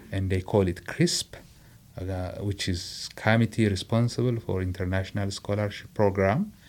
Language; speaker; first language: English; non-native, fluent; Amharic